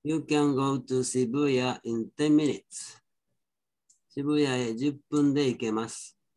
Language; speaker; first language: Japanese; native; Japanese